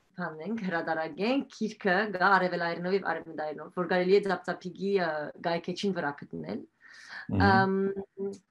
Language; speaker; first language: Armenian; early bilingual, heritage; Armenian